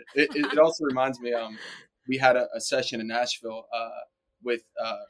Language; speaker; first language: English; native; English